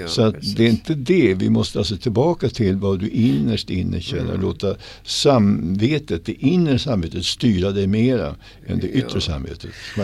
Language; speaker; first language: Swedish; native; Swedish